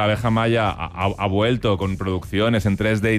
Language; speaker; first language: Spanish; native; Spanish